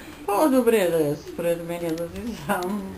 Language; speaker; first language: Bulgarian; native; Bulgarian